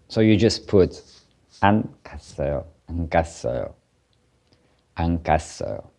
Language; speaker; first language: Korean; non-native, fluent; Ukrainian